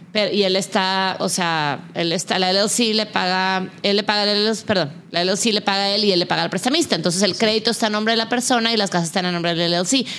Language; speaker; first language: Spanish; native; Spanish